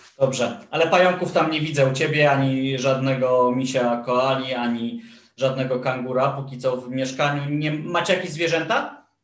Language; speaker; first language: Polish; native; Polish